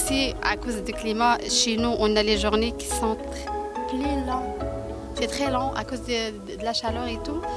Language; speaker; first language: French; non-native, local second language; Arabic